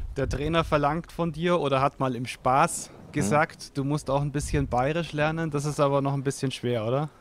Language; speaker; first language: German; native; German